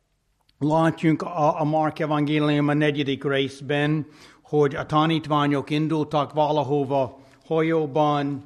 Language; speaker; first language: Hungarian; non-native, fluent; English